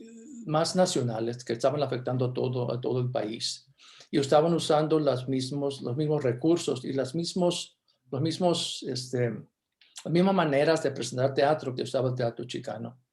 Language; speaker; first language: Spanish; early bilingual, heritage; Spanish